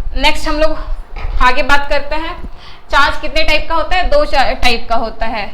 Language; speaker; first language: Hindi; native; Hindi